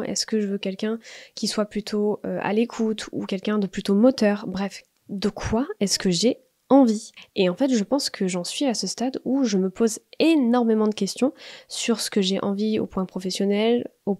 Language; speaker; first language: French; native; French